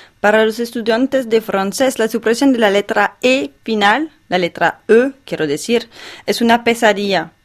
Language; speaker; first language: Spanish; non-native, fluent; French